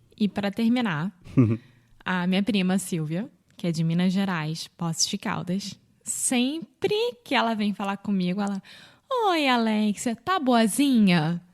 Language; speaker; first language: Portuguese; native; Portuguese